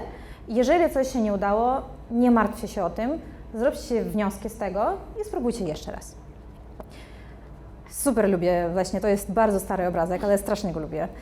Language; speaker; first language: Polish; non-native, fluent; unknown